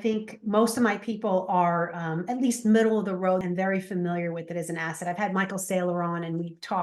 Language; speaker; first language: English; native; English